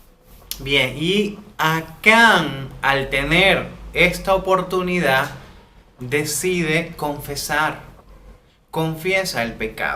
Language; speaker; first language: Spanish; native; Spanish